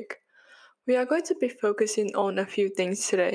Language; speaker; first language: English; non-native, local second language; Chinese